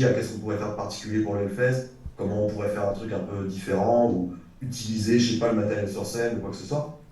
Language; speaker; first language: French; native; French